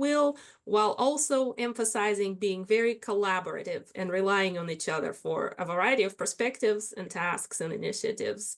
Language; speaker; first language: English; non-native, fluent; Russian